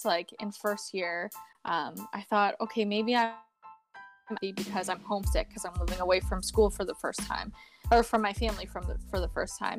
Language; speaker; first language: English; native; English